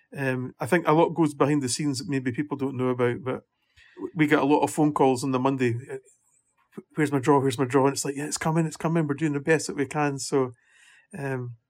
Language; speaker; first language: English; native; English